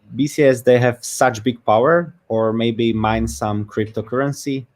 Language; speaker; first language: English; non-native, fluent; Slovak